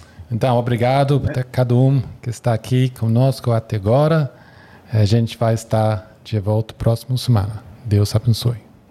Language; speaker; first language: Portuguese; non-native, fluent; English